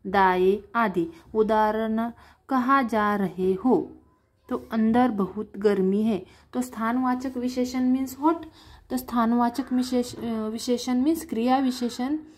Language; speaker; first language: Hindi; non-native, local second language; Marathi